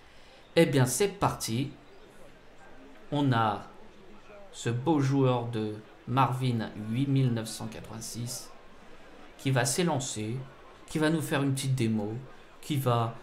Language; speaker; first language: French; native; French